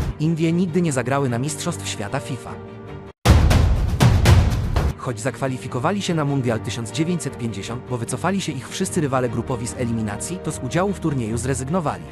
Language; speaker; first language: Polish; native; Polish